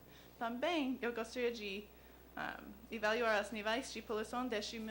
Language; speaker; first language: Portuguese; non-native, learner; English